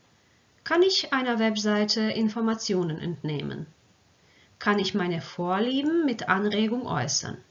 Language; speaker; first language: German; non-native, fluent; Croatian